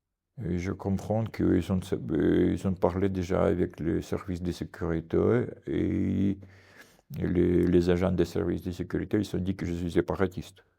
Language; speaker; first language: French; non-native, fluent; Russian